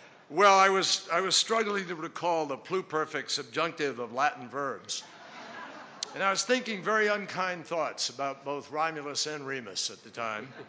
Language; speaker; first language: English; native; English